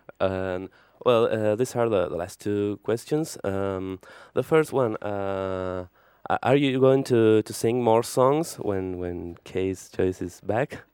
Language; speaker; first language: English; non-native, fluent; Spanish